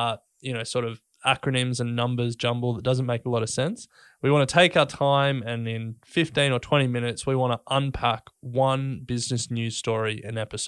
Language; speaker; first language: English; native; English